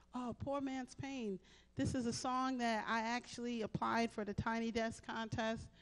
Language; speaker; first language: English; native; English